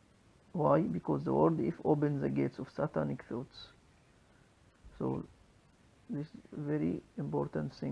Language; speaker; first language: English; non-native, local second language; Arabic